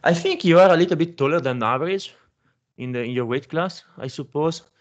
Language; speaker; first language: English; non-native, fluent; Italian